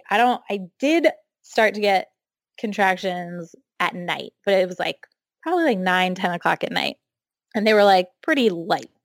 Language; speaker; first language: English; native; English